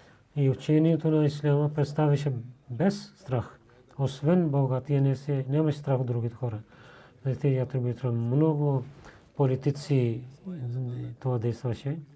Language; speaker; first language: Bulgarian; non-native, learner; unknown